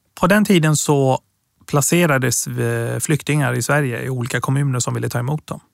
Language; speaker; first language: Swedish; early bilingual, other home language; Persian